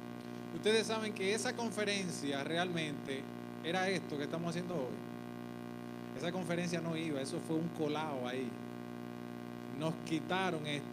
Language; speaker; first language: Spanish; native; Spanish